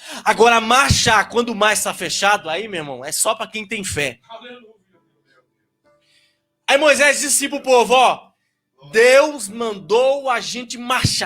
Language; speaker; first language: Portuguese; native; Portuguese